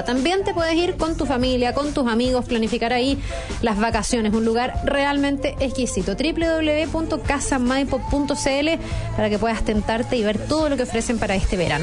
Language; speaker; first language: Spanish; native; Spanish